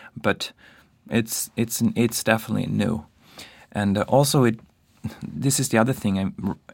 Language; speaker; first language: English; non-native, fluent; Swedish